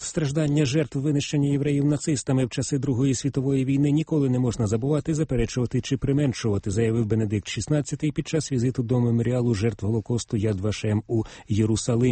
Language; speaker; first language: Ukrainian; native; Ukrainian